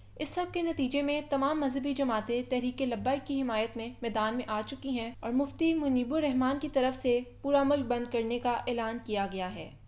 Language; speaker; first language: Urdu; native; Urdu